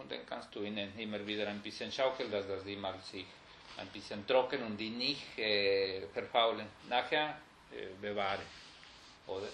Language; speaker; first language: German; non-native, fluent; Spanish